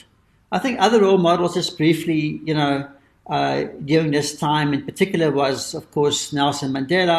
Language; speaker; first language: English; native; English